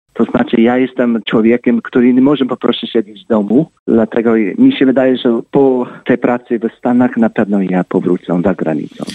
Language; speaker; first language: Polish; early bilingual, heritage; Polish